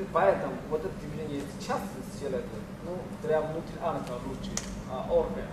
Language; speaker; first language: Russian; non-native, learner; Chinese